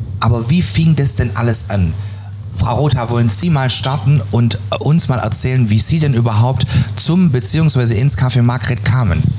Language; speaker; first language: German; native; German